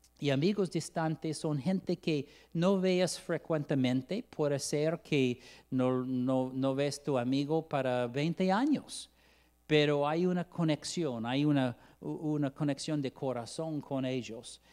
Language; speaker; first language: Spanish; non-native, fluent; English